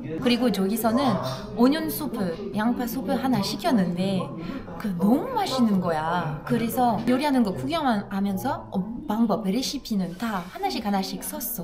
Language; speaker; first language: Korean; non-native, fluent; French